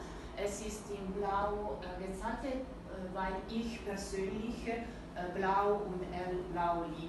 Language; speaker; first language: German; non-native, learner; Italian